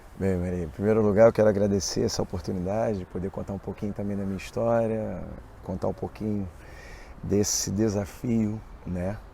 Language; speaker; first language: Portuguese; native; Portuguese